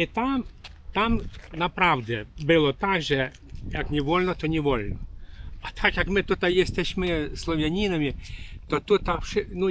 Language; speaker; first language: Polish; non-native, learner; Ukrainian